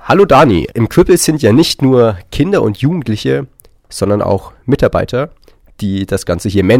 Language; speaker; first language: German; native; German